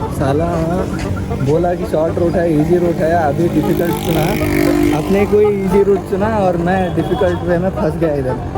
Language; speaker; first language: Hindi; non-native, local second language; Urdu